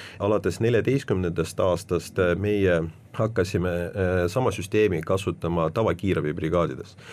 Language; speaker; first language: Estonian; non-native, local second language; Russian